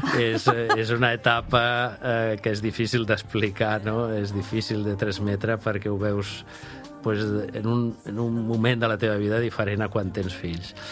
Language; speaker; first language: Catalan; non-native, local second language; Spanish